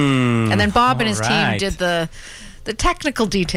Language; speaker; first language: English; native; English